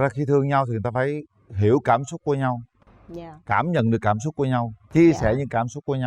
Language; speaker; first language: Vietnamese; native; Vietnamese